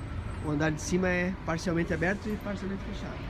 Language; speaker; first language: Portuguese; native; Portuguese